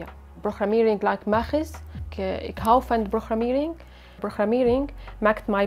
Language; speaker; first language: Dutch; non-native, learner; Arabic